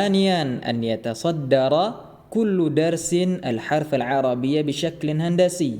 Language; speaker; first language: Arabic; non-native, fluent; Indonesian